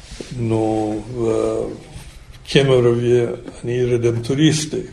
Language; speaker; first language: Russian; non-native, fluent; English